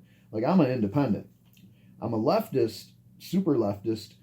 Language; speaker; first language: English; native; English